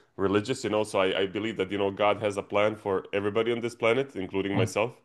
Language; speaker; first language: English; non-native, fluent; Croatian